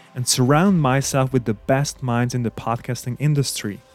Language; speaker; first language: English; non-native, fluent; Hungarian